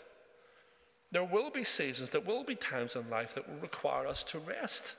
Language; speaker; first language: English; native; English